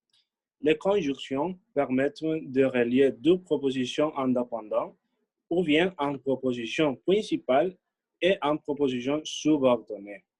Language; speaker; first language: French; non-native, learner; Spanish